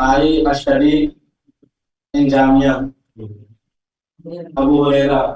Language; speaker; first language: English; non-native, learner; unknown